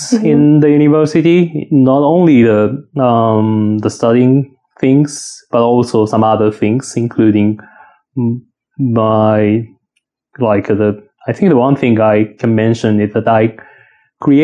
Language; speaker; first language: English; non-native, fluent; Japanese